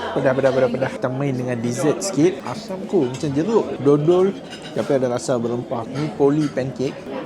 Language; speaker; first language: Malay; native; Malay